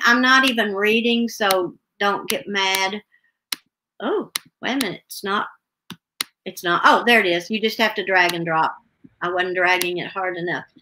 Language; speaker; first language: English; native; English